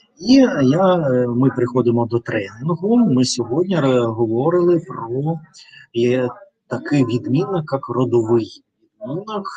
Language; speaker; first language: Ukrainian; non-native, learner; Russian